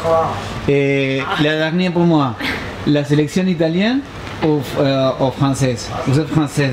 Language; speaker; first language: French; non-native, fluent; Spanish